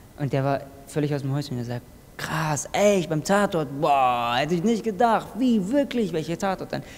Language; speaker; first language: German; early bilingual, other home language; Kurdish